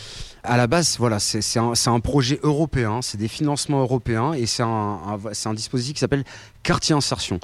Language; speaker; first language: French; native; French